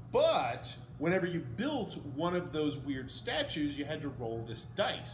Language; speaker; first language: English; native; English